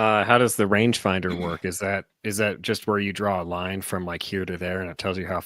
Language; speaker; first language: English; native; English